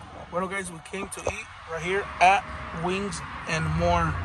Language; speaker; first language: English; early bilingual, other home language; Spanish